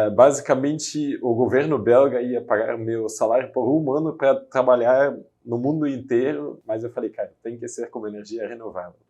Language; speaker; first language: Portuguese; non-native, fluent; Dutch